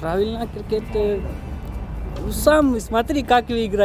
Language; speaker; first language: Russian; non-native, learner; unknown